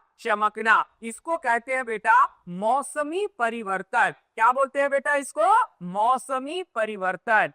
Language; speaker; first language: Hindi; native; Hindi